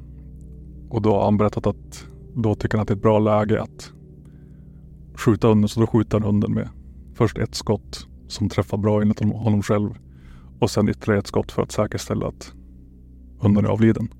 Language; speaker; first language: Swedish; native; Swedish